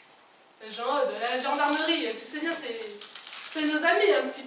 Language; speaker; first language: French; native; French